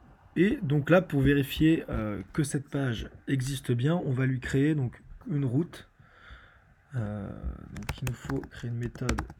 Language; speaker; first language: French; native; French